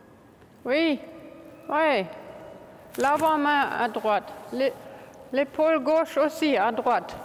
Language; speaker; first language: French; non-native, fluent; German